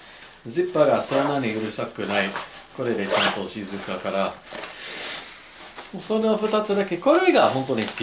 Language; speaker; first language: Japanese; non-native, learner; English